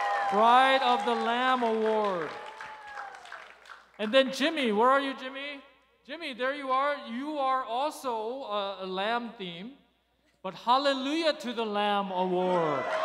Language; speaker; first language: English; early bilingual, other home language; Korean